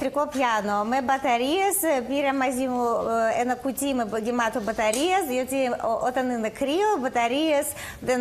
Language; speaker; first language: Greek; non-native, learner; Russian